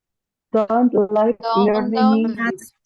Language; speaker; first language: English; non-native, learner; Spanish